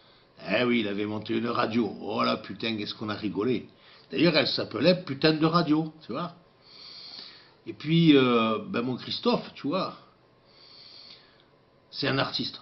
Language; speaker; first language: French; native; French